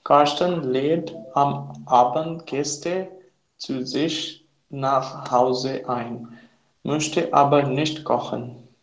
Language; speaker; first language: German; non-native, learner; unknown